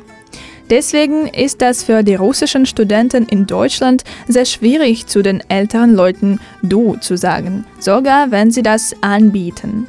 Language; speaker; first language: German; non-native, fluent; Russian